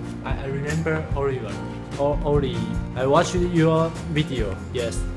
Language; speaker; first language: English; non-native, learner; Chinese